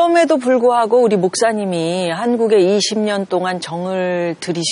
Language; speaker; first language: Korean; native; Korean